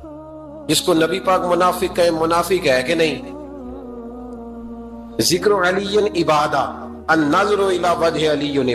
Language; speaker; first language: Urdu; native; Urdu